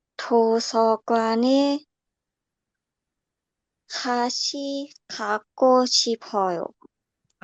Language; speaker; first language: Korean; non-native, learner; Thai